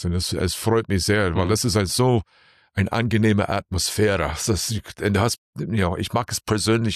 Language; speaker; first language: German; non-native, learner; English